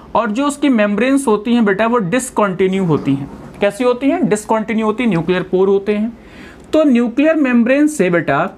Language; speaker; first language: Hindi; native; Hindi